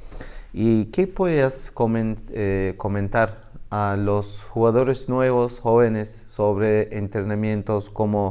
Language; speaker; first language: Spanish; non-native, learner; Turkish